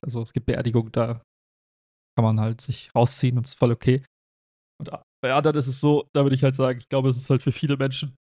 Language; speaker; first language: German; native; German